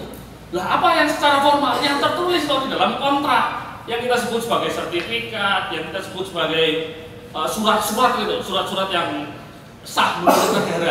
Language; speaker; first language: Indonesian; native; Indonesian